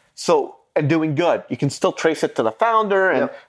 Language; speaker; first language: English; non-native, fluent; Arabic